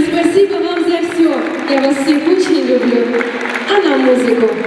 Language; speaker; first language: Russian; non-native, local second language; Chechen